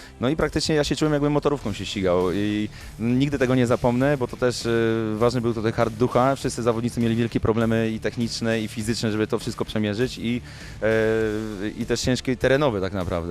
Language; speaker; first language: Polish; native; Polish